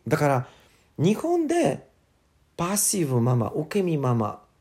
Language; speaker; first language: Japanese; non-native, learner; English